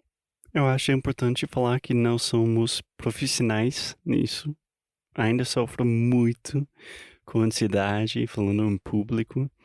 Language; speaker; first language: Portuguese; non-native, fluent; English